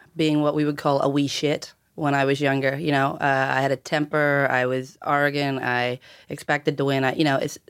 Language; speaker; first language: English; native; English